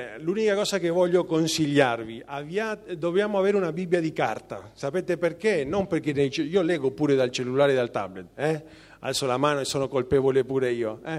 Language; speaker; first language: Italian; non-native, fluent; Spanish